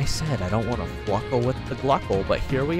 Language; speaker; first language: English; native; English